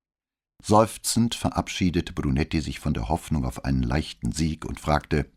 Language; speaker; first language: German; native; German